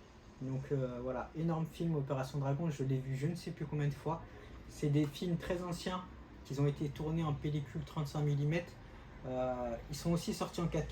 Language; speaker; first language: French; native; French